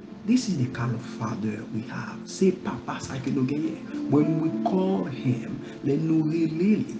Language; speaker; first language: English; non-native, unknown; Haitian Creole